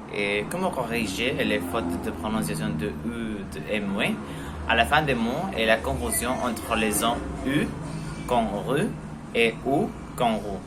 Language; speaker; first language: French; non-native, learner; Spanish